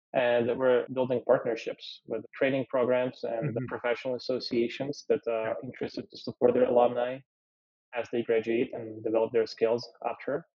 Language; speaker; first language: English; early bilingual, other home language; Ukrainian